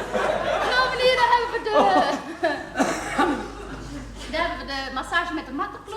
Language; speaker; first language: Dutch; native; Dutch